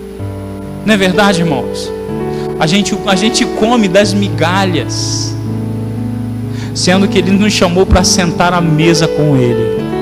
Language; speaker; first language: Portuguese; native; Portuguese